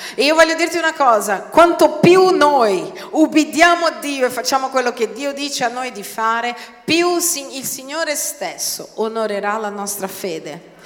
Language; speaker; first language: Italian; non-native, fluent; Portuguese